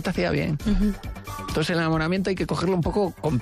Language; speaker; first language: Spanish; native; Spanish